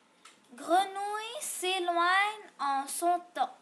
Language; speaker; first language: French; non-native, local second language; English